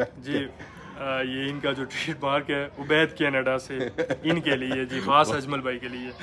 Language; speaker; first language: Urdu; non-native, local second language; Pahari-Potwari